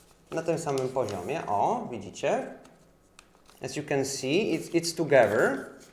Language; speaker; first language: English; non-native, fluent; Polish